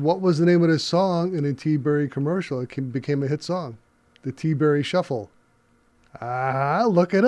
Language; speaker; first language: English; native; English